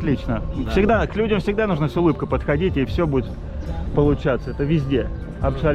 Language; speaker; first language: Russian; native; Russian